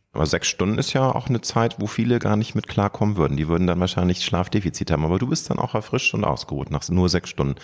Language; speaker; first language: German; native; German